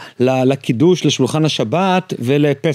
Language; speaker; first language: Hebrew; native; Hebrew